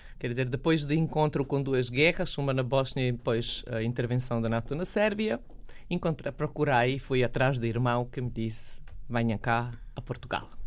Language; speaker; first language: Portuguese; non-native, fluent; Bosnian